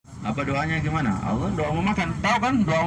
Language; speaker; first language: Indonesian; native; Indonesian